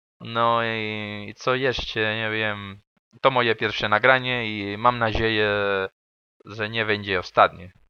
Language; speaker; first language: Polish; non-native, learner; Spanish